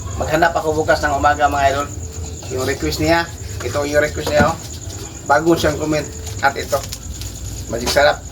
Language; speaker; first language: Filipino; non-native, local second language; Cebuano